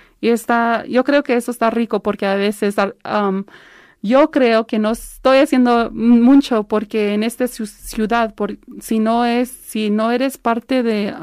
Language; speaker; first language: Spanish; early bilingual, heritage; Spanish